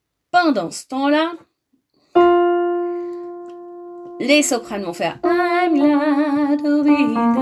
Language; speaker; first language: French; native; French